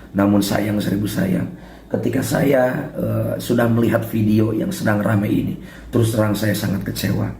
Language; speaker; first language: Indonesian; non-native, local second language; Sundanese